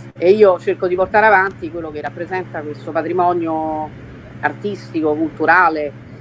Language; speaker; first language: Italian; early bilingual, heritage; Italian